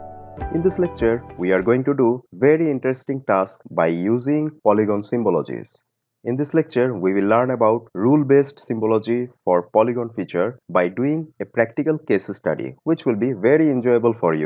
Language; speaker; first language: English; non-native, local second language; Bangla